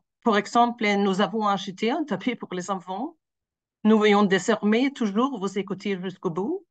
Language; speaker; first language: French; non-native, fluent; Swedish